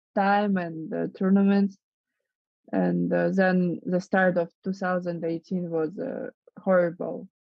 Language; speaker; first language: English; non-native, fluent; Russian